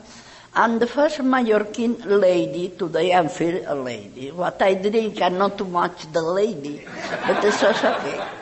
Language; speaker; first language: English; non-native, learner; Catalan